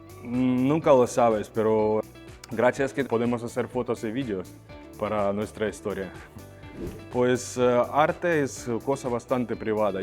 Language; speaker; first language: Spanish; non-native, learner; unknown